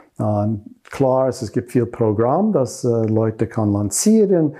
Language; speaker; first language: German; non-native, learner; English